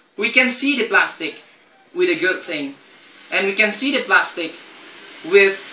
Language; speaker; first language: English; non-native, learner; Indonesian